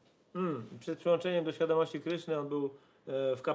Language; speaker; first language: Polish; native; Polish